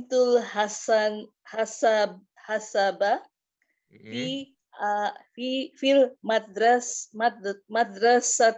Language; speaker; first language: Arabic; non-native, learner; Indonesian